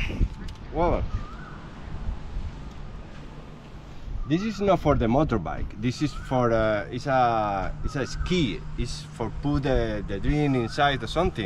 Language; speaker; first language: English; non-native, learner; Spanish